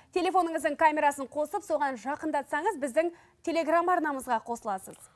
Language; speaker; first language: Kazakh; native; Kazakh